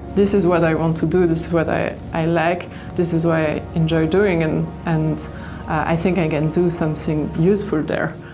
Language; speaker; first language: English; non-native, fluent; French